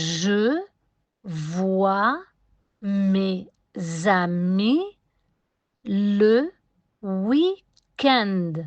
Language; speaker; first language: French; non-native, fluent; Spanish